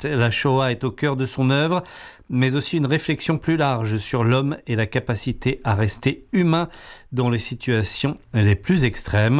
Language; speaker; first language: French; native; French